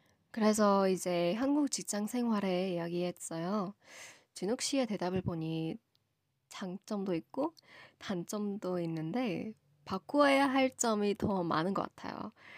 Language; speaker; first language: Korean; non-native, learner; English